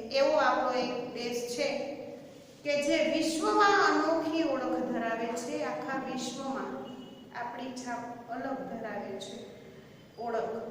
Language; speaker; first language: Gujarati; native; Gujarati